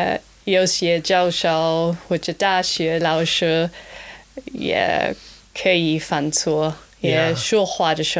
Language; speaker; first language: Chinese; non-native, fluent; German